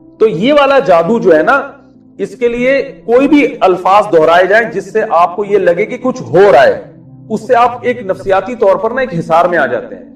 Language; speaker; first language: Urdu; native; Urdu